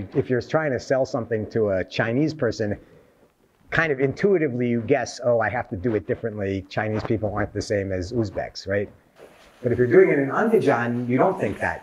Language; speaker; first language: English; native; English